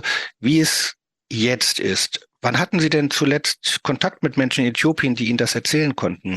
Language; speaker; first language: German; native; German